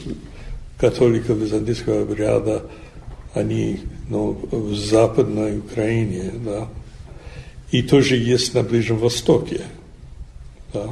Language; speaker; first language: Russian; non-native, fluent; English